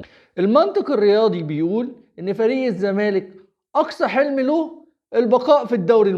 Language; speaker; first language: Arabic; native; Arabic